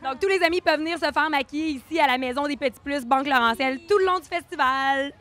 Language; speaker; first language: French; native; French